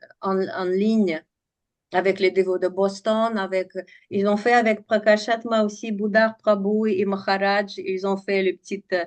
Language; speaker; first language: French; non-native, fluent; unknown